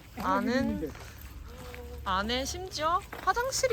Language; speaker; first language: Korean; native; Korean